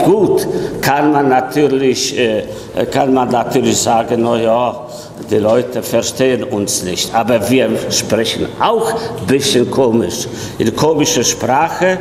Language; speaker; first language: German; non-native, fluent; Polish